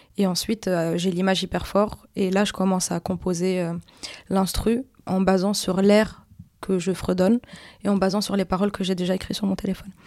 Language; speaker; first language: French; non-native, local second language; Arabic